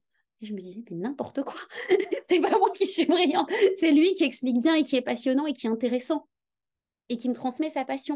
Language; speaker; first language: French; native; French